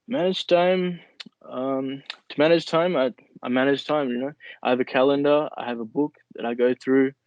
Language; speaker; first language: English; early bilingual, other home language; Nepali